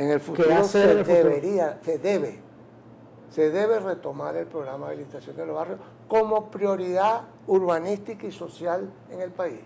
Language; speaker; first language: Spanish; native; Spanish